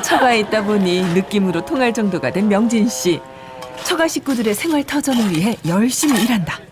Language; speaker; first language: Korean; native; Korean